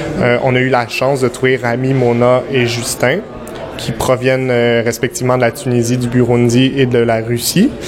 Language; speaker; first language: French; native; French